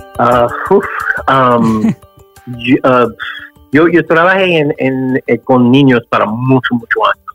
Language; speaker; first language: Spanish; non-native, learner; English